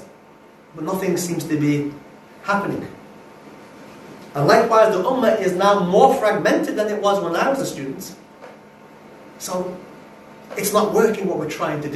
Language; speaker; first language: English; native; English